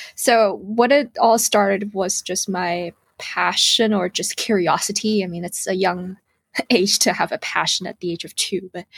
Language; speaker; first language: English; early bilingual, other home language; Cantonese